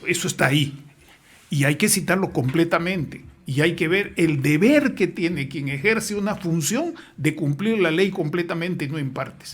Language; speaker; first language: Spanish; native; Spanish